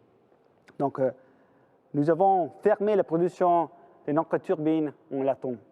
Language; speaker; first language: French; non-native, fluent; Italian